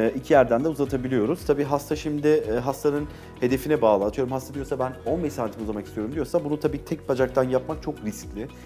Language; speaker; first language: Turkish; early bilingual, heritage; Turkish